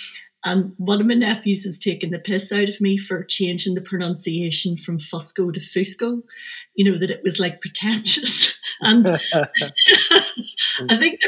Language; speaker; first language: English; native; English